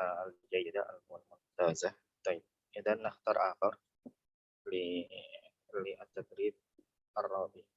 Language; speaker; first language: Arabic; non-native, fluent; Indonesian